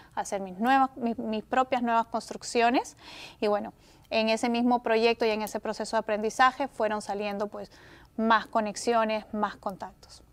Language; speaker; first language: Spanish; native; Spanish